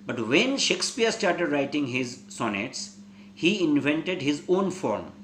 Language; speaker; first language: English; non-native, local second language; Bangla